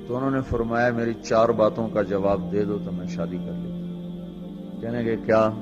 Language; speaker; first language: Urdu; non-native, local second language; Punjabi